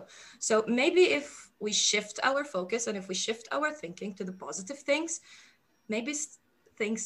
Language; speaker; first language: English; non-native, fluent; Arabic